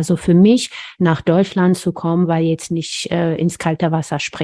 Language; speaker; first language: German; non-native, fluent; Amharic